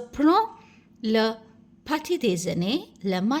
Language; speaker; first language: French; non-native, fluent; Hindi